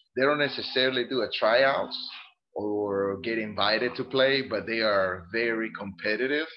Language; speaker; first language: English; non-native, fluent; Spanish